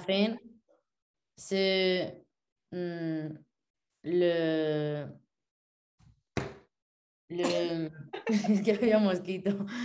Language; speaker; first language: French; non-native, learner; Spanish